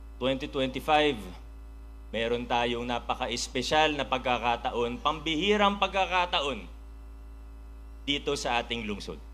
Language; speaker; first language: Filipino; native; Filipino